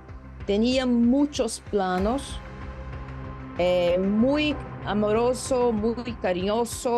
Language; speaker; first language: Spanish; non-native, learner; Portuguese